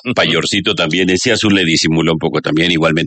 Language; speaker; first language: Spanish; native; Spanish